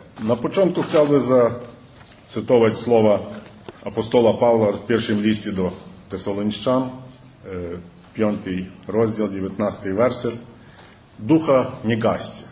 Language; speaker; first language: Polish; early bilingual, heritage; Polish